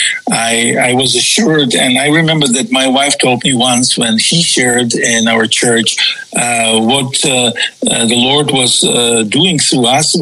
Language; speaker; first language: English; non-native, fluent; Czech